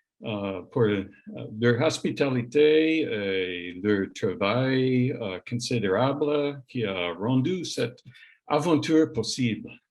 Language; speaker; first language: French; non-native, learner; English